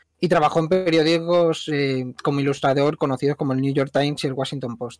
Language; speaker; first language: Spanish; native; Spanish